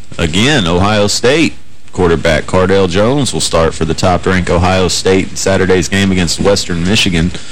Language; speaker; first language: English; native; English